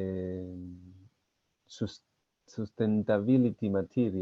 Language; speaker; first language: English; non-native, learner; Spanish